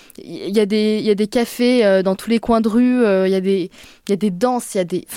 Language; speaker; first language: French; early bilingual, other home language; Arabic